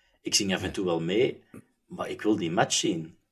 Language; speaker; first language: Dutch; native; Dutch